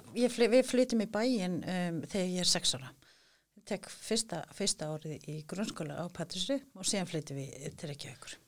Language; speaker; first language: Icelandic; native; Icelandic